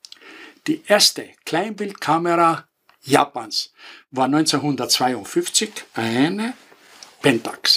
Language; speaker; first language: German; non-native, fluent; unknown